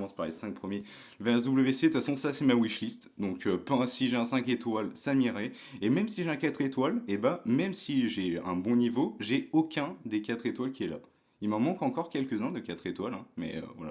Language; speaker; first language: French; native; French